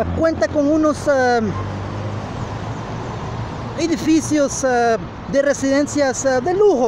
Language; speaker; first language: Spanish; early bilingual, heritage; Spanish